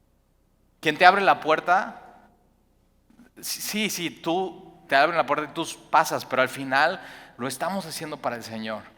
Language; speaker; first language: Spanish; native; Spanish